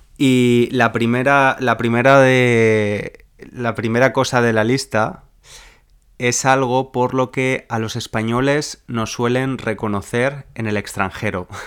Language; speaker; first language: Spanish; native; Spanish